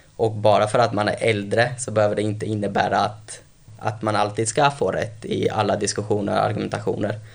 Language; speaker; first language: Swedish; early bilingual, other home language; Albanian